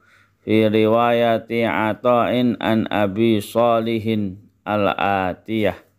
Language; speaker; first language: Arabic; non-native, fluent; Indonesian